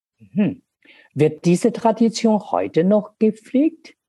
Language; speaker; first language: German; non-native, learner; Chinese